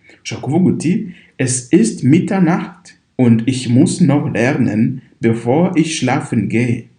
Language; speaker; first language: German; non-native, fluent; Kinyarwanda